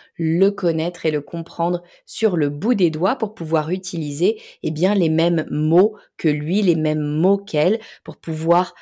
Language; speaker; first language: French; native; French